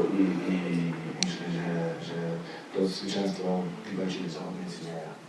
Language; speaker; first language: Polish; non-native, fluent; Slovenian